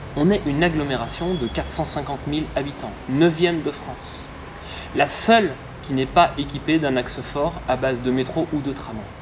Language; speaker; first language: French; native; French